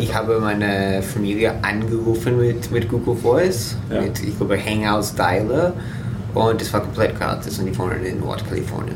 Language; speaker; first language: German; non-native, fluent; English